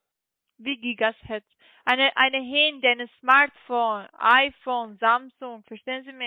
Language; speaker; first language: German; non-native, learner; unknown